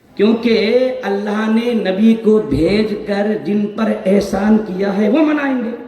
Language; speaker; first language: Urdu; native; Urdu